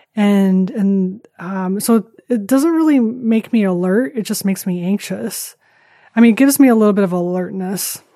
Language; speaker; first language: English; early bilingual, other home language; Chinese